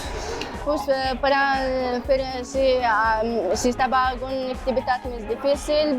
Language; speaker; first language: Catalan; non-native, learner; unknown